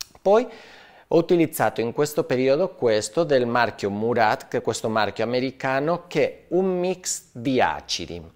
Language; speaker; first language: Italian; non-native, fluent; Spanish